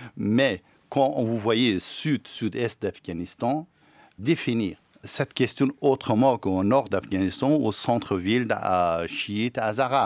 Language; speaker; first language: French; non-native, fluent; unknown